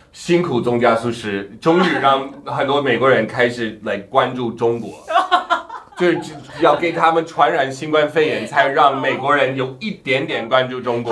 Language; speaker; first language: Chinese; non-native, fluent; English